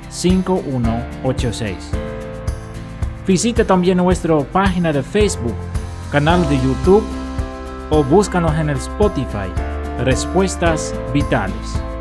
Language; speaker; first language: Spanish; native; Spanish